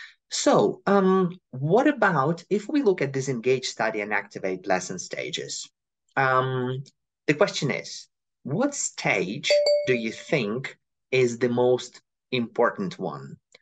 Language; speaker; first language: English; non-native, fluent; Ukrainian